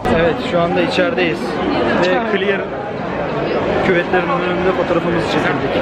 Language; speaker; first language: Turkish; native; Turkish